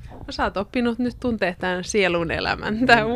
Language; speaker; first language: Finnish; native; Finnish